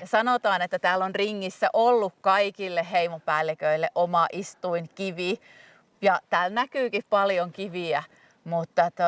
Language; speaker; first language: Finnish; native; Finnish